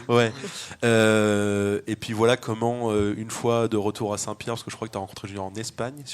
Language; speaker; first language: French; native; French